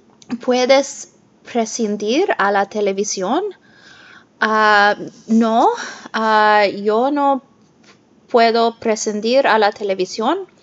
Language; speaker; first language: Spanish; non-native, learner; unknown